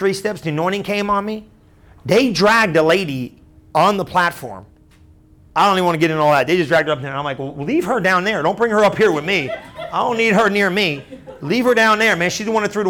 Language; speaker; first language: English; native; English